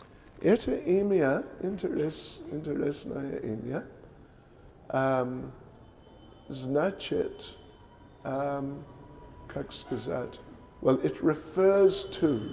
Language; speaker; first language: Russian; non-native, learner; English